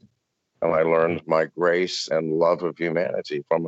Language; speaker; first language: English; native; English